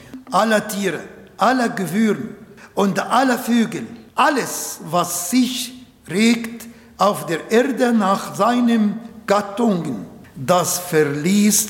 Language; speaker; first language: German; non-native, learner; Arabic